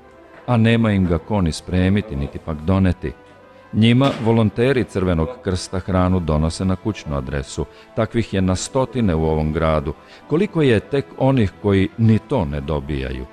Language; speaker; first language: Serbian; native; Serbian